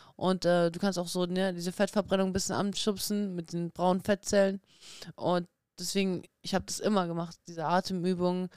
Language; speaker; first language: German; early bilingual, other home language; Russian